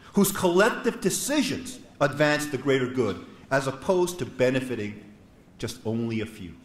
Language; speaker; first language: English; non-native, fluent; Korean